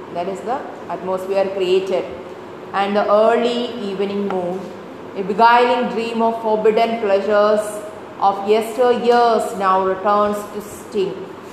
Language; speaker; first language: English; non-native, local second language; Malayalam